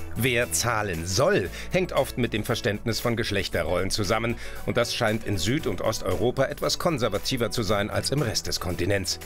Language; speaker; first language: German; native; German